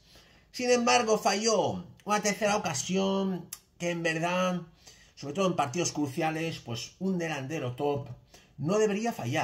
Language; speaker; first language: Spanish; native; Spanish